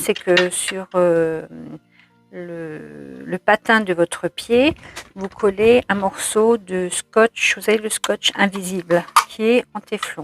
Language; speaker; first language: French; native; French